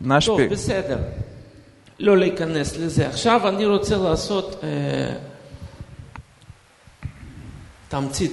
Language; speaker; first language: Hebrew; non-native, fluent; Russian